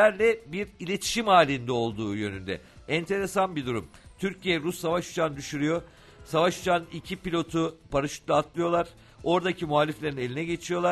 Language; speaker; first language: Turkish; native; Turkish